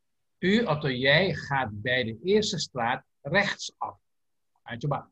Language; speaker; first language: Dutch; non-native, learner; Indonesian